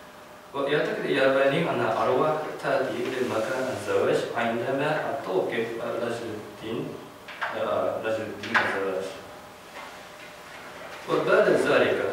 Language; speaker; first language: Arabic; non-native, learner; Japanese